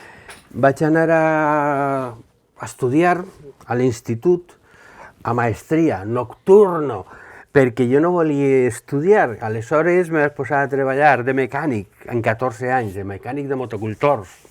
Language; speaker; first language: Catalan; native; Catalan